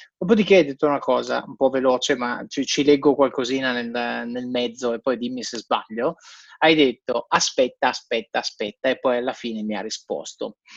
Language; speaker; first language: Italian; native; Italian